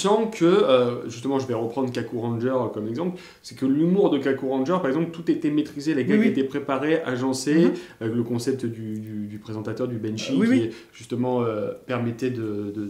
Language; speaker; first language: French; native; French